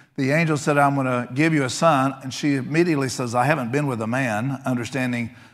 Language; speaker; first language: English; native; English